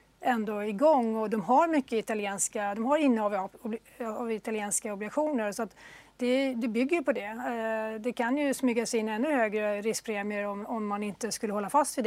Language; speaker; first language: Swedish; native; Swedish